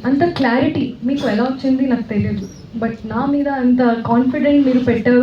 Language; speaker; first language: Telugu; non-native, local second language; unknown